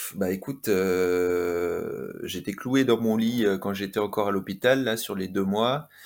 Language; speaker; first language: French; native; French